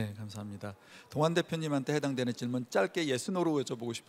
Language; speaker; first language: Korean; native; Korean